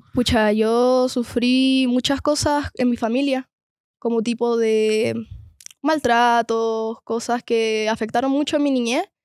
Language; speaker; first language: Spanish; native; Spanish